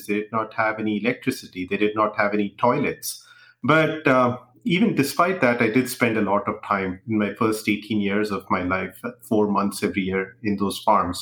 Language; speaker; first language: English; non-native, local second language; Hindi